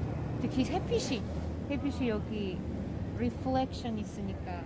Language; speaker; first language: Korean; non-native, learner; Russian